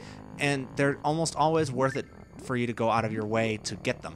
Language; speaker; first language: English; native; English